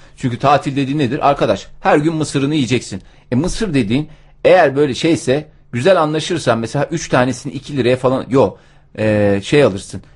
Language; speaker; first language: Turkish; native; Turkish